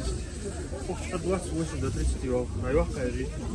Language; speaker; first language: Russian; non-native, local second language; Ingush